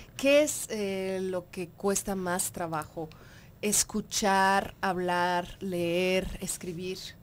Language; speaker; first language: Spanish; native; Spanish